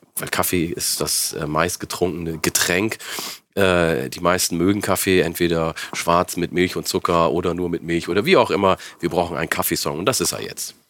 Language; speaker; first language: German; early bilingual, other home language; Oromo